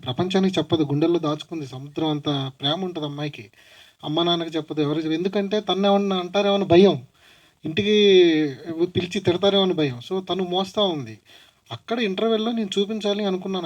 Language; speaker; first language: Telugu; native; Telugu